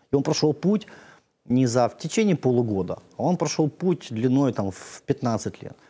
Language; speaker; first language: Russian; native; Russian